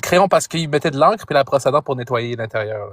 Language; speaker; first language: French; native; French